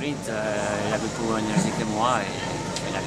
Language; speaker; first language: French; non-native, learner; Italian